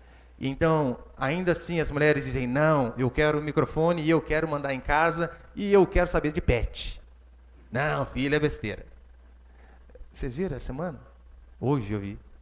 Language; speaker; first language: Portuguese; native; Portuguese